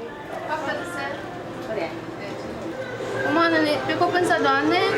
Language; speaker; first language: Korean; non-native, learner; Russian